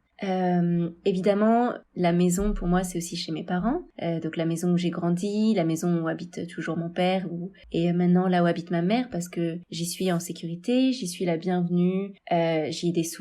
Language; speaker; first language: French; native; French